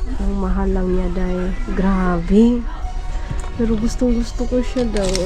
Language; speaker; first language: Filipino; non-native, local second language; Cebuano